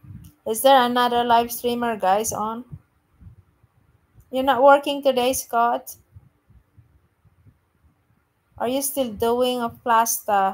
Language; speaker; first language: English; non-native, local second language; Filipino